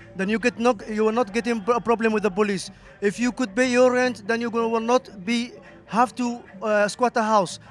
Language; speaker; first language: English; non-native, fluent; Somali